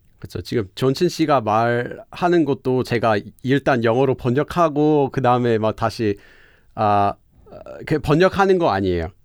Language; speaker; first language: Korean; non-native, fluent; English